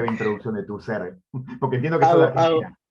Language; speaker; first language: Spanish; native; Spanish